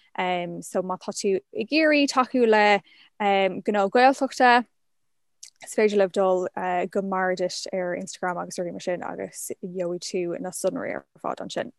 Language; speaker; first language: Irish; non-native, local second language; English